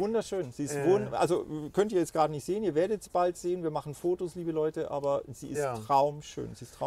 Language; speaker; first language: German; native; German